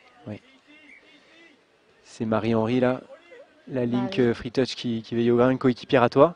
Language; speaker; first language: French; native; French